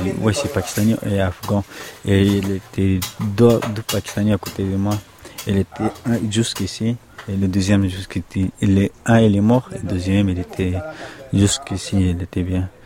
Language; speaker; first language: French; non-native, learner; Pashto